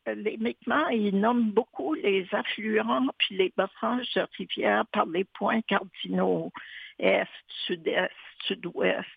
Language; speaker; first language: French; native; French